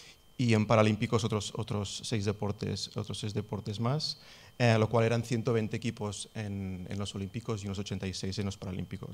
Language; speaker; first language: Spanish; non-native, local second language; Catalan